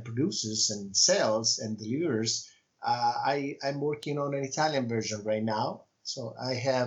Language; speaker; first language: English; non-native, fluent; Italian